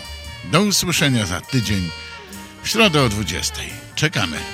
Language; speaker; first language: Polish; native; Polish